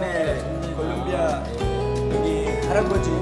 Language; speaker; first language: Korean; non-native, learner; Spanish